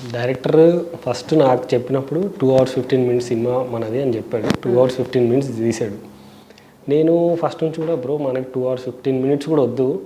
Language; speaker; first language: Telugu; native; Telugu